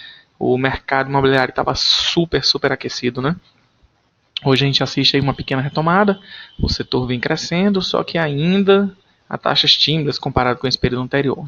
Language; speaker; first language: Portuguese; native; Portuguese